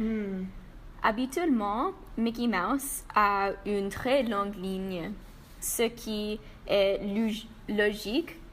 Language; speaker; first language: French; non-native, learner; English